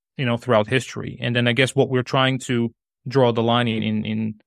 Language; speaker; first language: English; non-native, fluent; Bulgarian